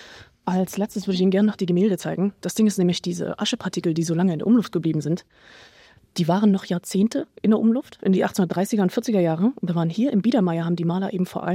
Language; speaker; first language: German; native; German